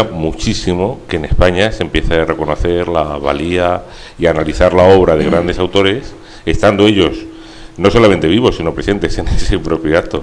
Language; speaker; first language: Spanish; native; Spanish